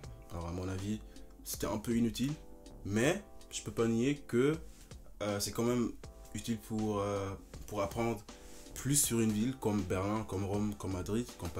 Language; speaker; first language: French; non-native, fluent; German